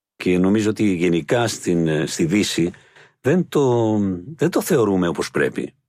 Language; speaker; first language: Greek; non-native, fluent; Spanish